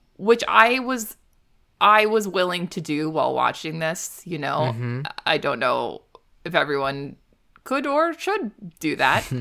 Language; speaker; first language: English; native; English